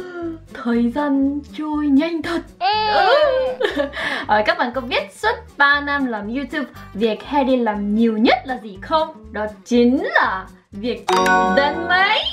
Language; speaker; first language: Vietnamese; non-native, fluent; Korean